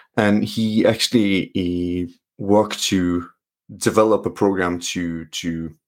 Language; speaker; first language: English; non-native, fluent; Norwegian